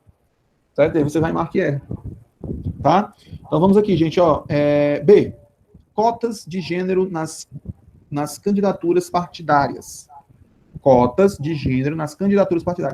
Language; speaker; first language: Portuguese; native; Portuguese